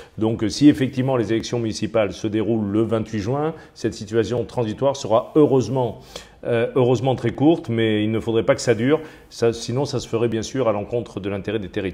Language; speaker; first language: French; native; French